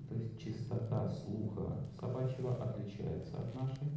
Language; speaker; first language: Russian; native; Russian